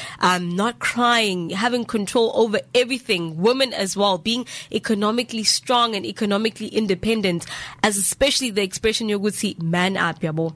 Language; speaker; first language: English; non-native, local second language; Zulu